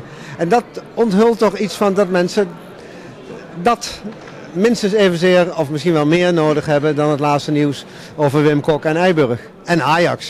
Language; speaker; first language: Dutch; native; Dutch